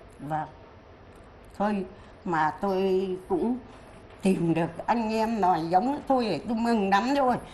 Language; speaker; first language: Vietnamese; early bilingual, heritage; Vietnamese